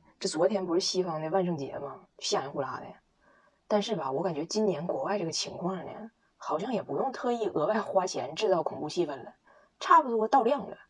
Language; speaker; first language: Chinese; native; Chinese